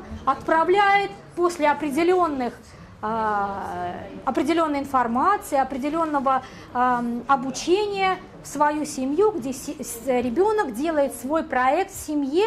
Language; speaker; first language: Russian; native; Russian